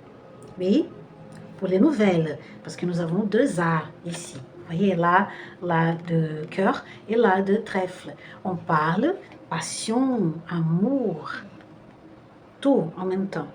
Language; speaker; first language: French; non-native, fluent; Portuguese